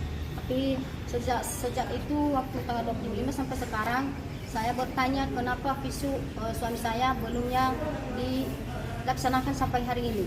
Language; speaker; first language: Indonesian; non-native, local second language; Nias